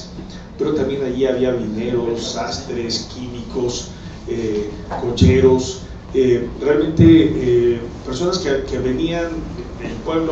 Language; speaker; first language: Spanish; native; Spanish